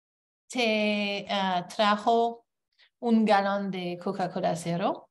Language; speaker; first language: Spanish; non-native, learner; English